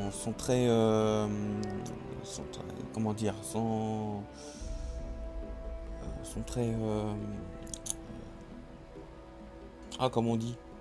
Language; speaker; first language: French; native; French